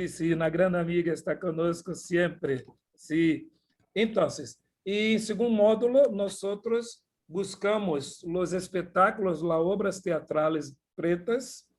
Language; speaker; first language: Spanish; non-native, learner; Portuguese